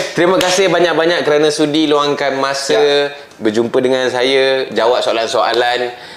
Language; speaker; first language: Malay; native; Malay